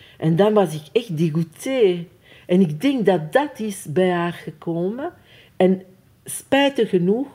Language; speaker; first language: Dutch; non-native, fluent; French